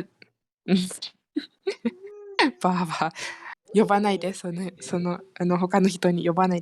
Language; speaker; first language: Japanese; non-native, fluent; Malay